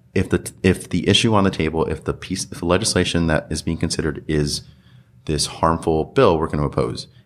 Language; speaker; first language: English; native; English